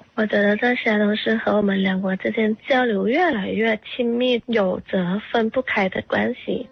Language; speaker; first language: Chinese; non-native, fluent; Thai